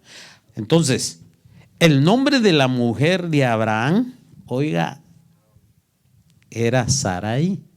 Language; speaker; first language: Spanish; native; Spanish